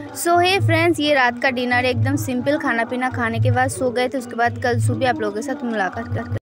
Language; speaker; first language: Hindi; non-native, local second language; Bangla